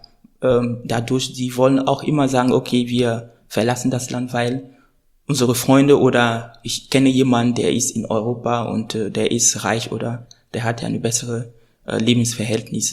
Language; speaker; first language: German; non-native, fluent; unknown